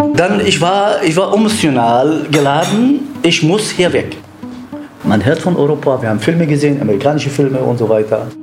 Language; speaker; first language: German; non-native, fluent; Kurdish